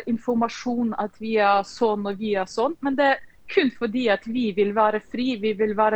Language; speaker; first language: Norwegian; non-native, fluent; Ukrainian